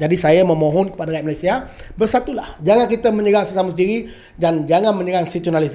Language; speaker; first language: Malay; native; Malay